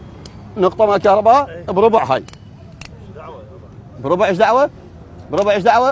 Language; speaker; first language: Arabic; native; Arabic